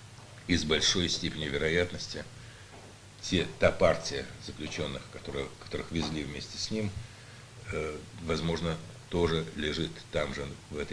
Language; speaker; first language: Russian; native; Russian